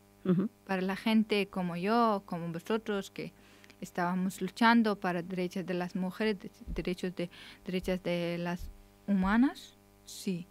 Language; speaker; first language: Spanish; non-native, learner; Persian